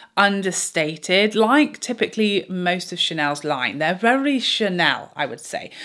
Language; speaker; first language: English; native; English